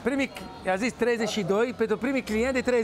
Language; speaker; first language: Romanian; non-native, fluent; Hebrew